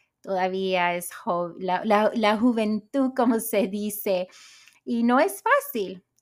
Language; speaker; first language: Spanish; early bilingual, heritage; Spanish